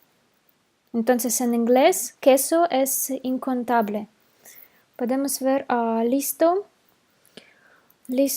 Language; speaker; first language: Spanish; non-native, fluent; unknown